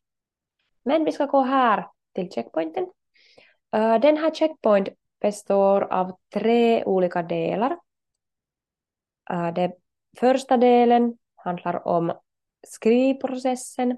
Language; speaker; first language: Swedish; non-native, learner; Finnish